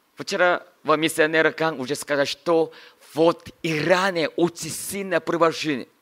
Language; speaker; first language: Russian; non-native, learner; Korean